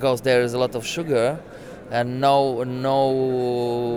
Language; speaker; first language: English; non-native, learner; Latvian